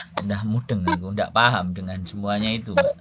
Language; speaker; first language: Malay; non-native, local second language; Javanese